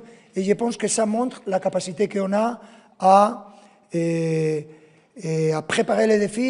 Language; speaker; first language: French; non-native, fluent; Spanish